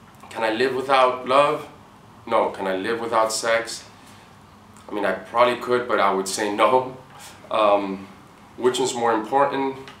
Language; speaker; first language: English; early bilingual, other home language; Spanish